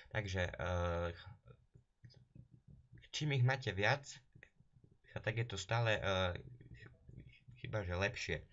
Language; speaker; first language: Slovak; native; Slovak